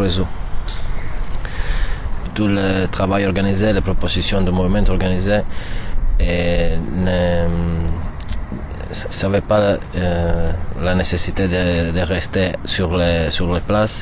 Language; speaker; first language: French; non-native, learner; Italian